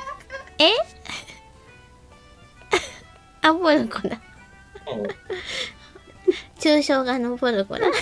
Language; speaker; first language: Japanese; native; Japanese